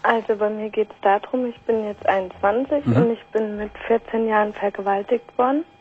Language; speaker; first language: German; native; German